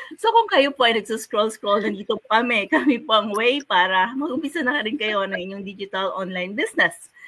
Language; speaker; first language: Filipino; native; Filipino